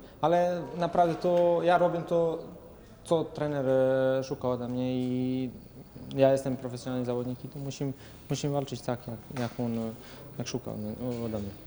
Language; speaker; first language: Polish; non-native, learner; Serbian